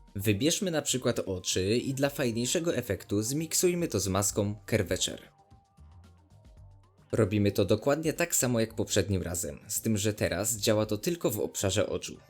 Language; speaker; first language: Polish; native; Polish